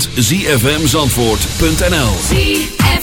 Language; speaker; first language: Dutch; native; Dutch